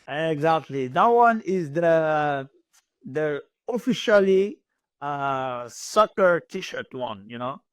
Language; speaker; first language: English; non-native, learner; French